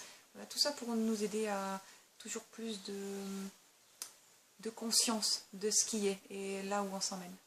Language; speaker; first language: French; native; French